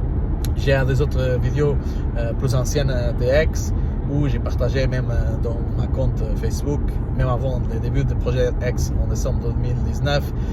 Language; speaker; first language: French; non-native, learner; Portuguese